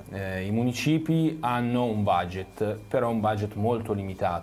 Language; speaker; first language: Italian; native; Italian